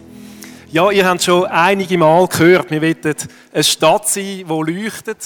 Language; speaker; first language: German; native; German